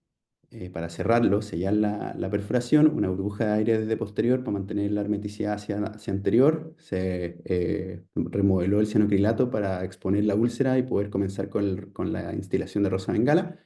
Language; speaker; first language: Spanish; native; Spanish